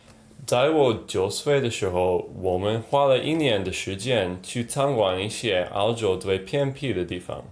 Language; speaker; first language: Chinese; non-native, learner; English